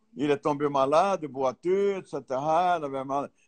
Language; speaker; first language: French; non-native, fluent; Portuguese